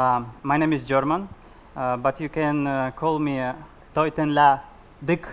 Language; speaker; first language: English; non-native, learner; Russian